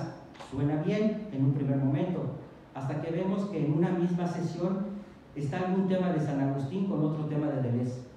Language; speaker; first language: Spanish; native; Spanish